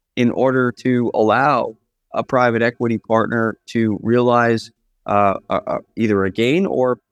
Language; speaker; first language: English; native; English